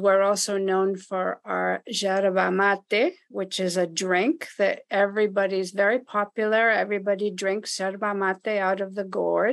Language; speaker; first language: English; non-native, fluent; Spanish